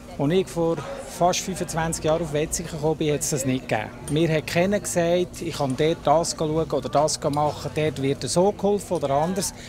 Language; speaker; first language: German; native; German